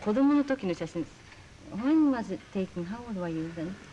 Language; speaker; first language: English; non-native, fluent; Japanese